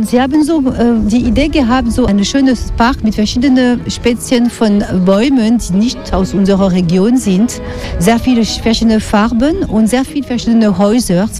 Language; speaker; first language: German; non-native, fluent; French